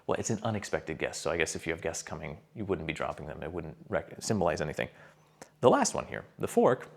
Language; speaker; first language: English; native; English